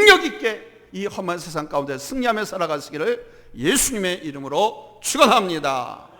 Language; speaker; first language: Korean; native; Korean